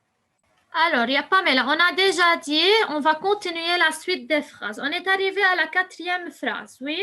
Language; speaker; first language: French; non-native, local second language; Arabic